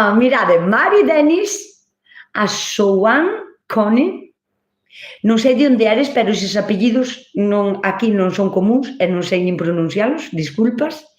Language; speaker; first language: Galician; native; Galician